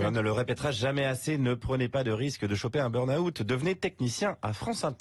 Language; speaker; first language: French; native; French